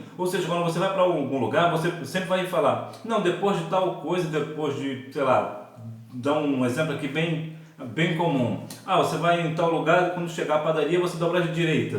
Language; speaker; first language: Portuguese; native; Portuguese